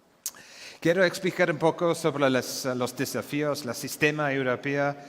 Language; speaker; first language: Spanish; non-native, fluent; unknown